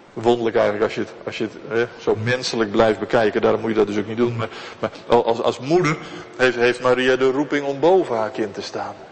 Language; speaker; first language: Dutch; native; Dutch